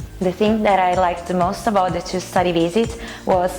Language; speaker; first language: English; non-native, fluent; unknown